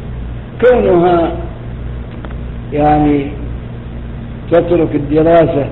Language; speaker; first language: Arabic; native; Arabic